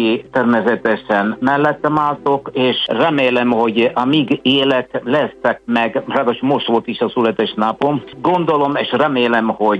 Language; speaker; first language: Hungarian; non-native, fluent; Italian